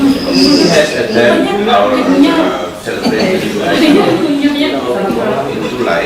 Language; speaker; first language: English; non-native, fluent; Indonesian